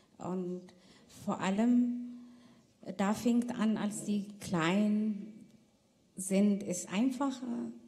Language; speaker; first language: German; non-native, fluent; Tigrinya